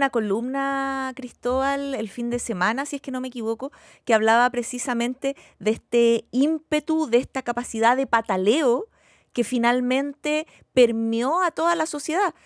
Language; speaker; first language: Spanish; native; Spanish